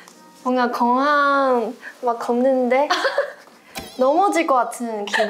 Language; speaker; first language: Korean; non-native, fluent; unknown